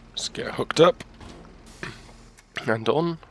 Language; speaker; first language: English; native; English